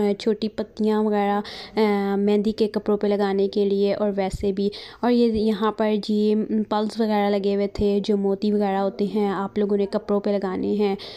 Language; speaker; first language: Urdu; native; Urdu